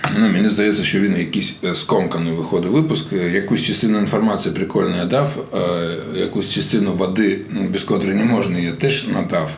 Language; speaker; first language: Ukrainian; non-native, local second language; Russian